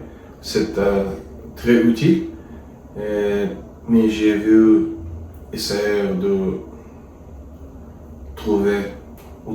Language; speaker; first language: French; non-native, learner; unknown